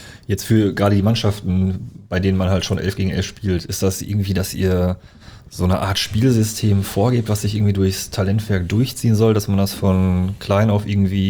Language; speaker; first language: German; native; German